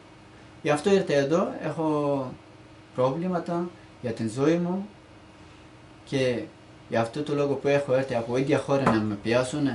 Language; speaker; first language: Greek; non-native, learner; Turkish